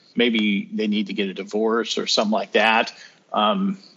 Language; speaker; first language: English; native; English